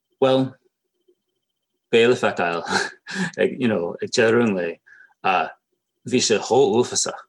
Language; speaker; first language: Irish; native; Irish